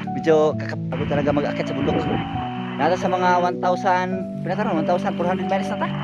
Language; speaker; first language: Filipino; non-native, local second language; Cebuano